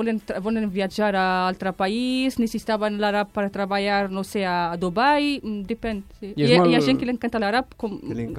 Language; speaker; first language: Catalan; non-native, fluent; Arabic